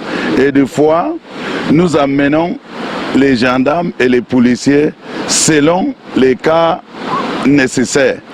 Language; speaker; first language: French; non-native, local second language; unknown